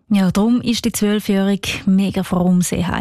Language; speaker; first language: German; native; German